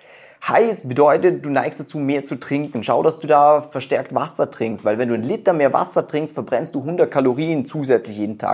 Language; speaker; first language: German; native; German